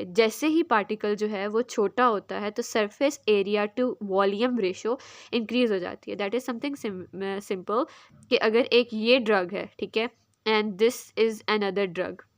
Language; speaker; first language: Hindi; native; Hindi